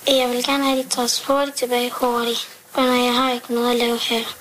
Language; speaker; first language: Danish; early bilingual, heritage; Danish